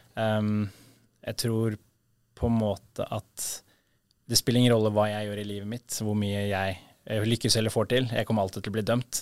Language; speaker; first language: Norwegian; native; Norwegian